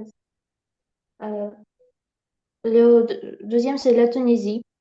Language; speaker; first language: French; non-native, learner; Ukrainian